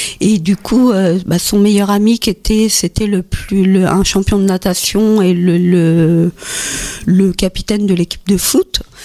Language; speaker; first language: French; native; French